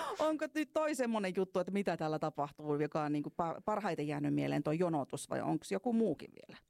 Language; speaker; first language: Finnish; native; Finnish